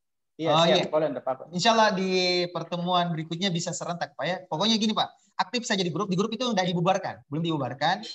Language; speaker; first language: Indonesian; native; Indonesian